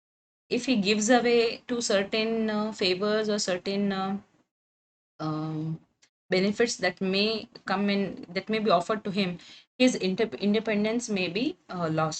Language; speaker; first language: English; non-native, local second language; Kannada